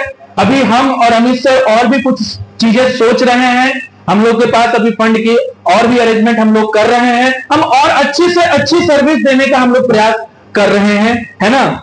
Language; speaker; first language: Hindi; native; Hindi